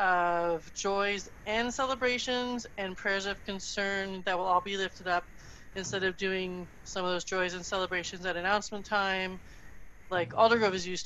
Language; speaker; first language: English; native; English